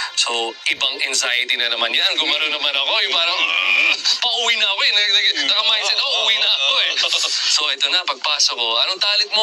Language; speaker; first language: Filipino; non-native, fluent; English